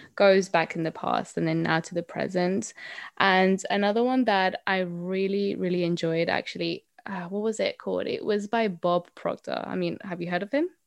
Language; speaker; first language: English; non-native, fluent; Spanish